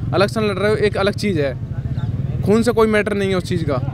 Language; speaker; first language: Hindi; native; Hindi